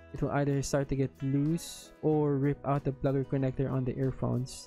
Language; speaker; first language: English; non-native, local second language; Filipino